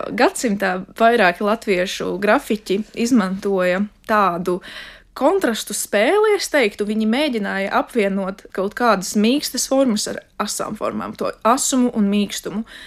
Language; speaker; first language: Latvian; non-native, local second language; Russian